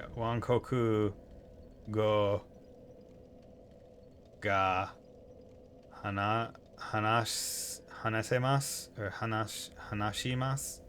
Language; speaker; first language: Japanese; non-native, learner; English